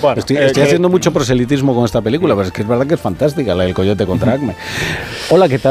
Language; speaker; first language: Spanish; native; Spanish